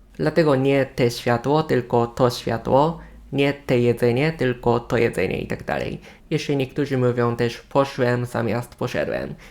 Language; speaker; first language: Polish; non-native, fluent; Japanese